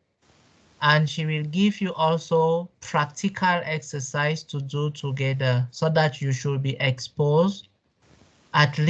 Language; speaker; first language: English; non-native, local second language; French